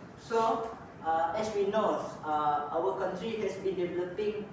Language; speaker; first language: English; non-native, local second language; Malay